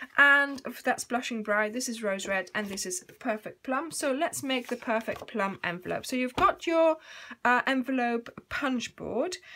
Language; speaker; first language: English; native; English